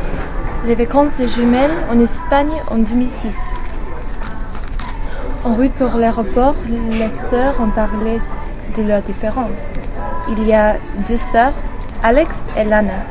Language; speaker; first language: French; non-native, learner; English